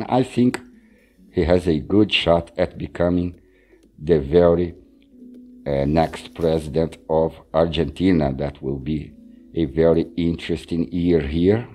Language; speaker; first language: English; non-native, fluent; Portuguese